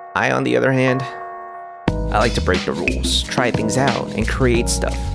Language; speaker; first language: English; non-native, fluent; Korean